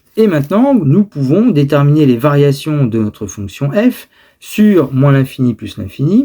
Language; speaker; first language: French; native; French